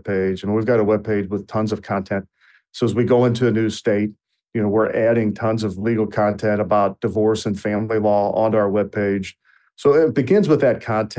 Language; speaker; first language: English; native; English